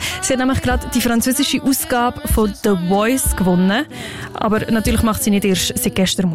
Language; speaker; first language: German; native; German